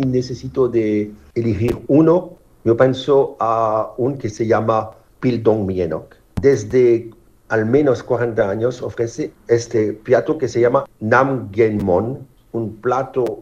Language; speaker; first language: Spanish; non-native, fluent; French